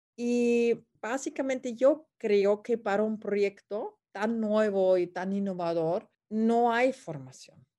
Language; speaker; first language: Spanish; non-native, fluent; German